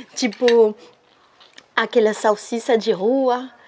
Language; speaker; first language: Portuguese; non-native, fluent; French